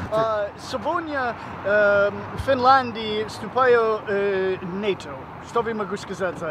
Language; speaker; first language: Russian; non-native, learner; English